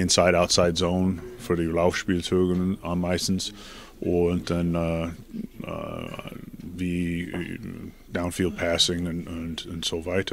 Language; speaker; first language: German; non-native, learner; English